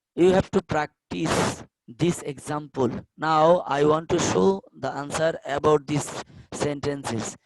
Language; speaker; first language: English; non-native, local second language; Bangla